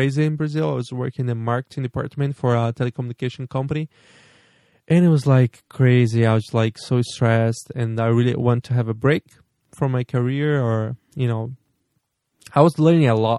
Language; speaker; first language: English; non-native, fluent; Portuguese